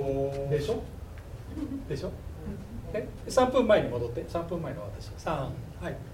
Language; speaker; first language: Japanese; native; Japanese